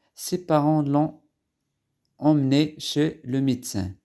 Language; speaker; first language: French; non-native, local second language; Arabic